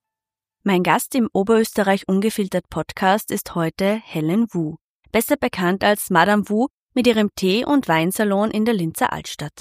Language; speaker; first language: German; native; German